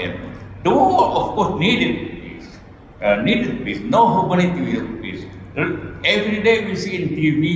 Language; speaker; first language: English; non-native, learner; Indonesian